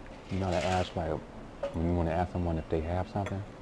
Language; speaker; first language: English; native; English